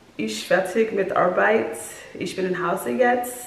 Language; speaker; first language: German; non-native, learner; English